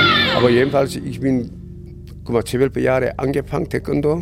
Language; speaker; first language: German; non-native, learner; Korean